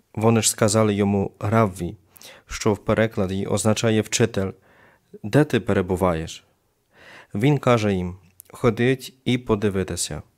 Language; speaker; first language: Ukrainian; native; Ukrainian